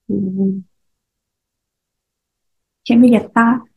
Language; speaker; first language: Korean; non-native, learner; Indonesian